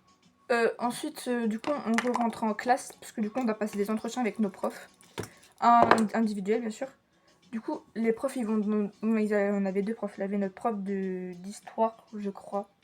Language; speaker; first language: French; native; French